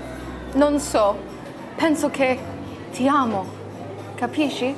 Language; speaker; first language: Italian; non-native, learner; English